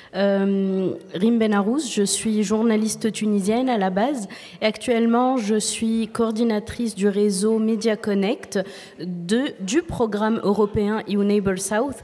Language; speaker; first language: French; non-native, local second language; Arabic